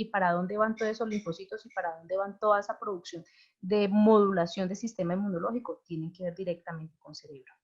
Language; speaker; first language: Spanish; native; Spanish